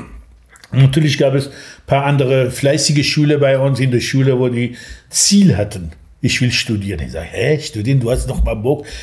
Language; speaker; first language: German; non-native, fluent; Persian